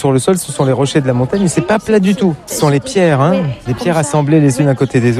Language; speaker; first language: French; native; French